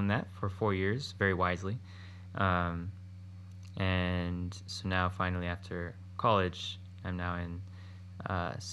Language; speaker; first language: English; native; English